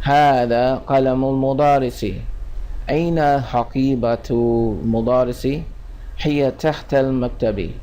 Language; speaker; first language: Arabic; non-native, fluent; English